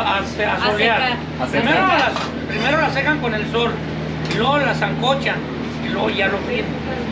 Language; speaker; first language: Spanish; native; Spanish